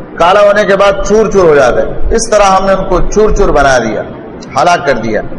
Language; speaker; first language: Urdu; non-native, local second language; Pashto